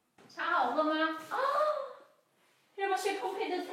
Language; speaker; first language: French; non-native, fluent; Chinese